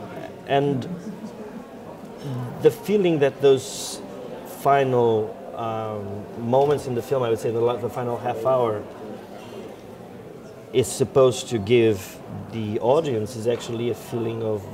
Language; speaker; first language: English; non-native, fluent; Portuguese